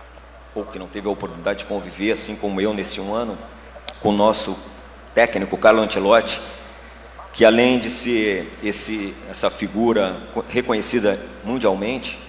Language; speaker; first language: Portuguese; native; Portuguese